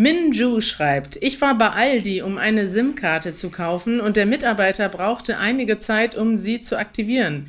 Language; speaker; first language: German; native; German